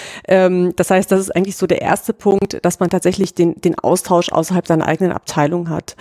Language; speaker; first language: German; native; German